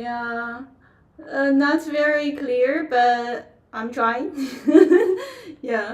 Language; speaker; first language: English; non-native, fluent; Chinese